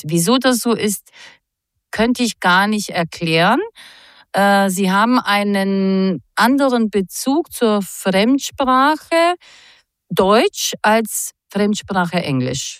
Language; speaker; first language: German; non-native, fluent; Croatian